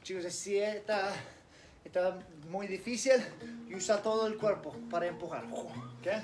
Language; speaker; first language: Spanish; non-native, learner; English